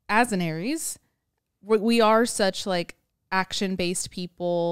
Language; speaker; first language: English; native; English